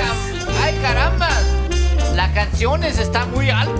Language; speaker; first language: Spanish; non-native, learner; English